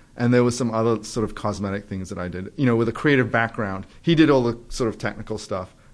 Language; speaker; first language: English; native; English